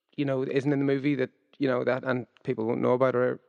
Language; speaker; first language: English; native; English